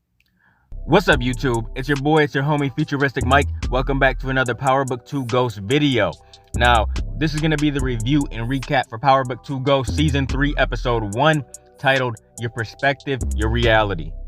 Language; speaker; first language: English; native; English